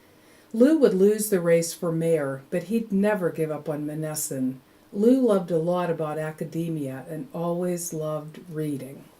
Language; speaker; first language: English; native; English